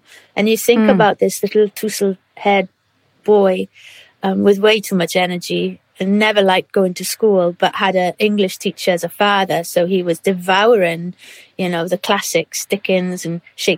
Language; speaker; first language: English; native; English